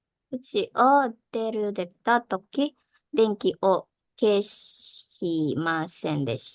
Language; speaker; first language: Japanese; non-native, learner; Indonesian